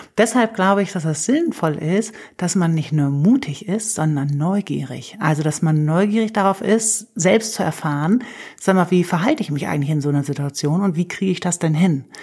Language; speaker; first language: German; native; German